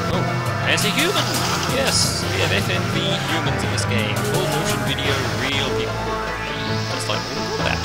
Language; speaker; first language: English; native; English